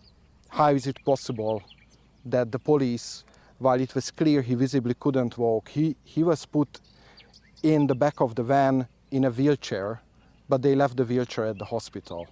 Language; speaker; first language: English; non-native, fluent; Hungarian